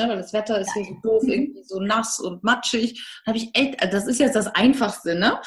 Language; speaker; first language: German; native; German